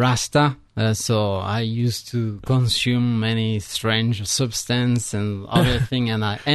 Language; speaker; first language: English; non-native, fluent; French